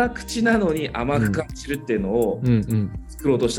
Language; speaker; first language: Japanese; native; Japanese